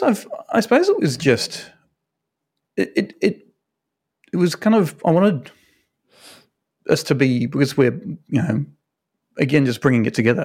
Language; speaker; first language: English; native; English